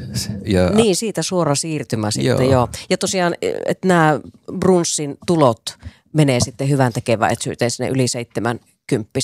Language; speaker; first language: Finnish; native; Finnish